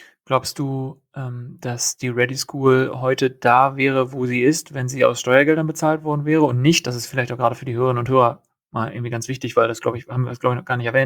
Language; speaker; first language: German; native; German